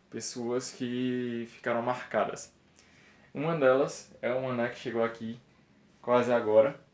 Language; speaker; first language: Portuguese; native; Portuguese